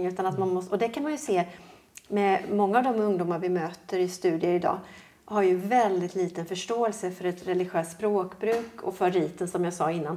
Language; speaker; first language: Swedish; native; Swedish